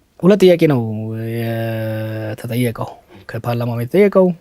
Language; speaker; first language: Amharic; non-native, local second language; Oromo